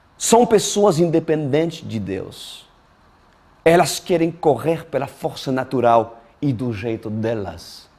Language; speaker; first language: Portuguese; non-native, fluent; French